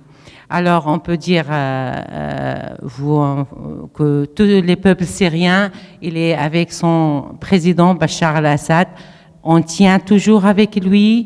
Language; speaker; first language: French; non-native, fluent; Arabic